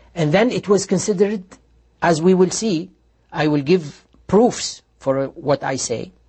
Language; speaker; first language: English; non-native, fluent; Arabic